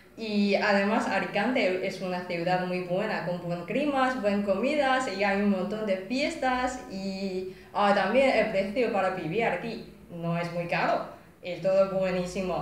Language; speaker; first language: Spanish; non-native, learner; Chinese